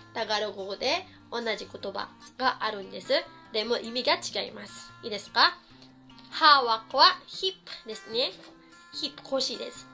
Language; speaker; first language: Japanese; non-native, fluent; Filipino